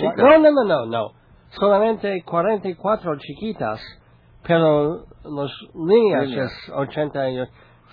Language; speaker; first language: Spanish; non-native, learner; English